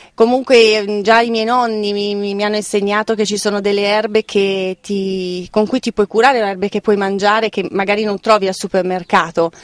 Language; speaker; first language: Italian; native; Italian